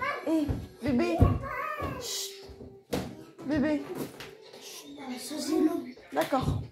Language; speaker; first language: French; native; French